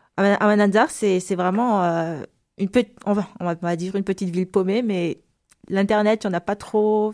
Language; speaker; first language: French; non-native, local second language; Malagasy